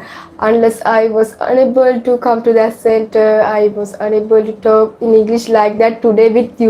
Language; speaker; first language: English; non-native, learner; Sinhala